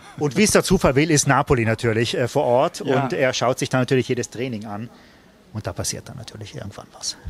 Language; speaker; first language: German; native; German